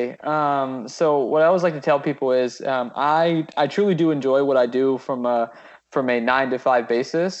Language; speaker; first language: English; native; English